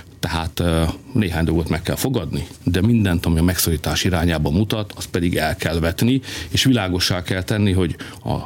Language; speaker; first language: Hungarian; native; Hungarian